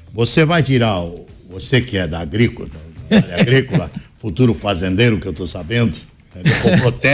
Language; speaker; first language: Portuguese; native; Portuguese